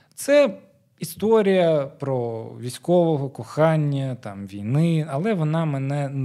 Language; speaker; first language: Ukrainian; native; Ukrainian